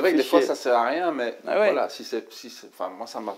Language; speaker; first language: French; native; French